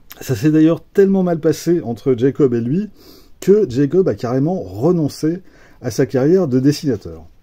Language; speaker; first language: French; native; French